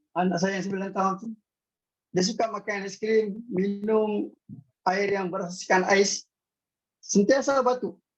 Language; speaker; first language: Malay; native; Malay